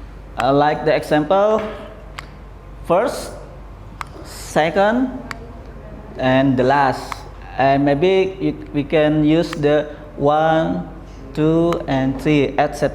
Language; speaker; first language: English; non-native, learner; Indonesian